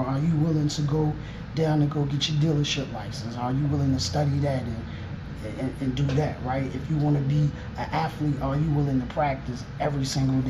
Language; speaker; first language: English; native; English